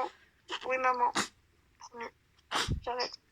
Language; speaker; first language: French; native; French